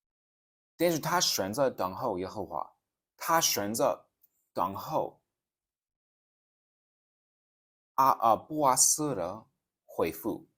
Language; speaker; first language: Chinese; non-native, fluent; English